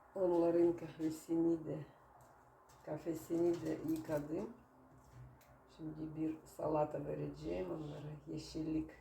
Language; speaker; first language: Turkish; non-native, learner; Russian